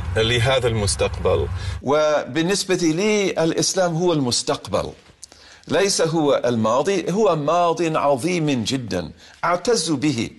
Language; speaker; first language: Arabic; non-native, fluent; English